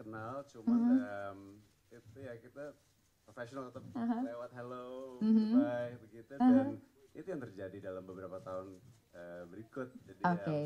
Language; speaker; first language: Indonesian; early bilingual, heritage; English